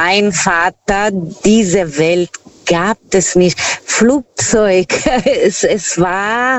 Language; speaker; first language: German; non-native, fluent; Portuguese